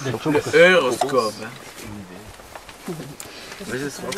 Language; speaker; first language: French; non-native, local second language; Dutch